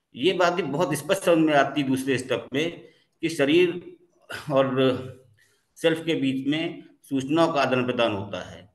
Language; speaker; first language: Hindi; native; Hindi